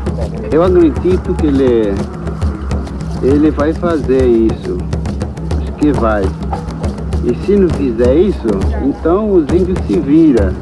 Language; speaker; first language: Portuguese; non-native, local second language; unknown